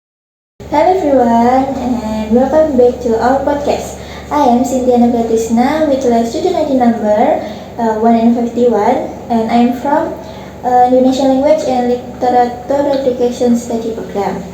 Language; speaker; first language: English; non-native, learner; Indonesian